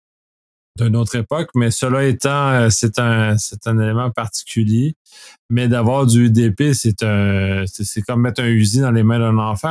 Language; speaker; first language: French; native; French